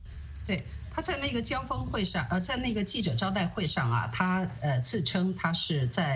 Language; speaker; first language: Chinese; native; Chinese